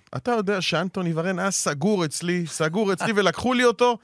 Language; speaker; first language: Hebrew; non-native, fluent; French